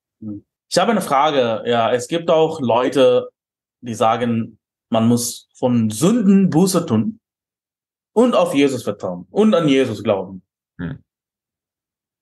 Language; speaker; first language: German; non-native, fluent; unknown